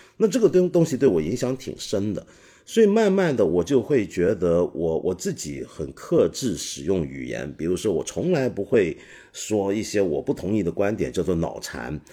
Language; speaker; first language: Chinese; non-native, local second language; Cantonese